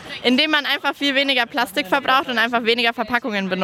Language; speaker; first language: German; native; German